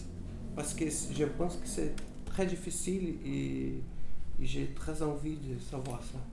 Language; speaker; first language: French; non-native, learner; Portuguese